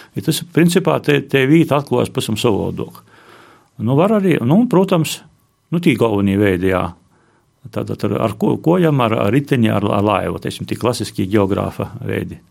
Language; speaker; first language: Latvian; native; Latvian